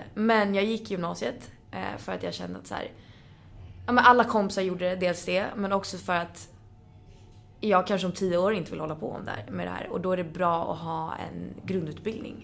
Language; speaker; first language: Swedish; native; Swedish